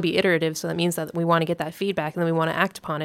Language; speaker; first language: English; native; English